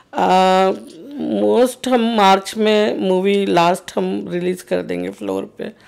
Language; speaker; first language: Hindi; native; Hindi